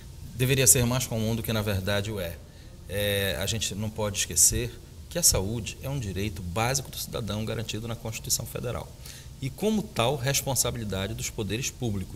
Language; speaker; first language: Portuguese; native; Portuguese